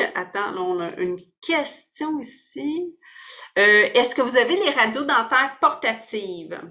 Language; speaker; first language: French; native; French